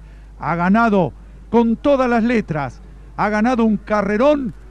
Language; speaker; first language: Spanish; native; Spanish